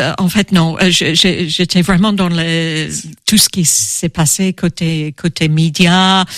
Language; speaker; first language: French; non-native, fluent; English